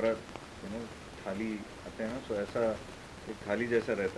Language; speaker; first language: Hindi; non-native, local second language; Tamil